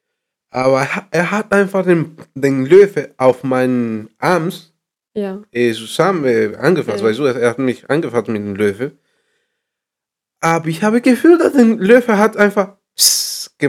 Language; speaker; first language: German; non-native, learner; Spanish